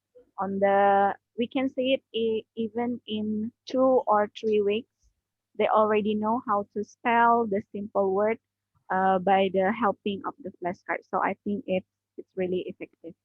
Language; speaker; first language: English; non-native, learner; Indonesian